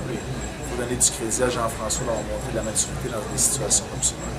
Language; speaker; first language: French; native; French